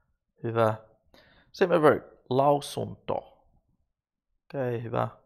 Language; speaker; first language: Finnish; non-native, learner; English